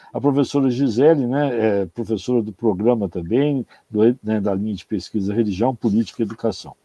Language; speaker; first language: Portuguese; native; Portuguese